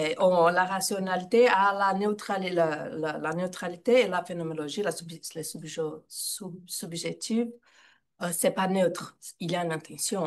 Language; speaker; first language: French; non-native, fluent; Portuguese